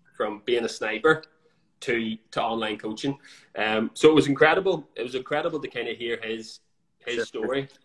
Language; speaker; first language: English; native; English